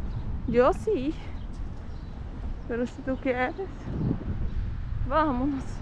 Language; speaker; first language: Spanish; non-native, learner; Portuguese